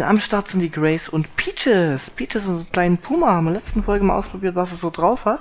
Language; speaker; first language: German; native; German